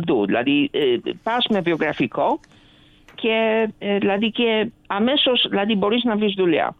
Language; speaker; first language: Greek; early bilingual, other home language; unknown